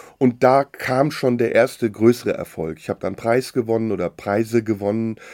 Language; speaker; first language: German; early bilingual, other home language; Turkish